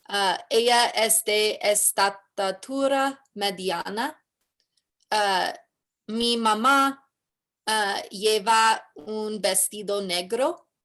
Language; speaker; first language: Spanish; non-native, learner; English